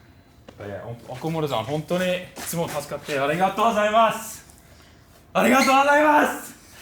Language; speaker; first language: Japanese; non-native, learner; English